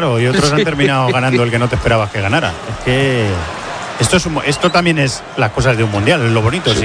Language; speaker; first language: Spanish; native; Spanish